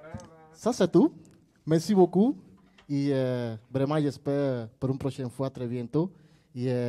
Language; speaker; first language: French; non-native, learner; Spanish